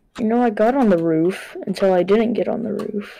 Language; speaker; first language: English; native; English